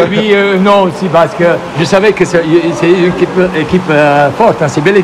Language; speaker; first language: French; non-native, fluent; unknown